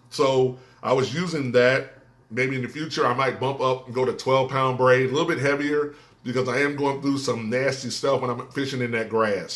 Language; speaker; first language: English; native; English